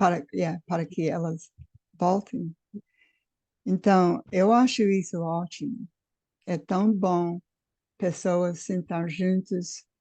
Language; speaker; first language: Portuguese; non-native, fluent; English